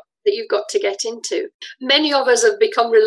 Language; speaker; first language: English; native; English